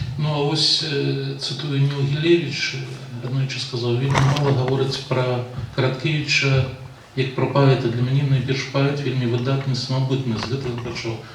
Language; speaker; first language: Belarusian; native; Belarusian